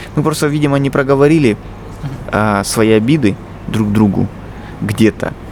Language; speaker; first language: Russian; native; Russian